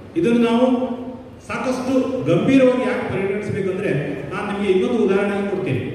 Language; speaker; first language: Kannada; native; Kannada